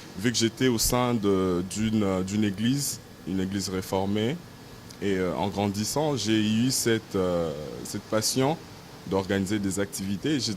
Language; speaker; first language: French; non-native, local second language; Lingala